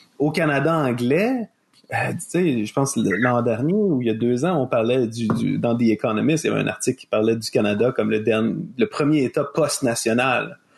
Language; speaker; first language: French; native; French